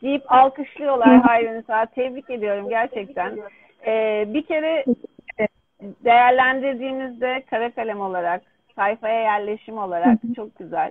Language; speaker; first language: Turkish; native; Turkish